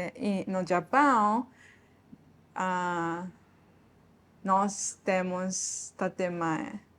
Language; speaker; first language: Portuguese; non-native, learner; Japanese